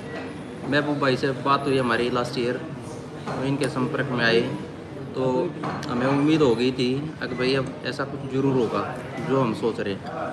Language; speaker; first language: Hindi; native; Hindi